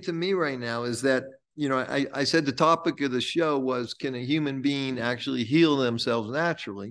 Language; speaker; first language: English; native; English